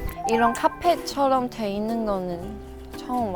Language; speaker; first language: Korean; non-native, fluent; Chinese